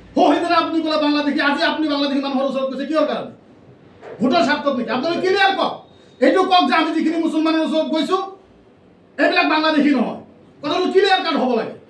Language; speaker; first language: Assamese; non-native, local second language; Bangla